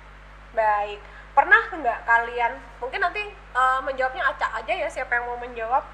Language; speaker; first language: Indonesian; native; Indonesian